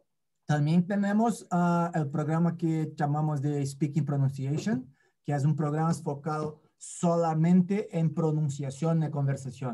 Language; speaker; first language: Spanish; non-native, fluent; Portuguese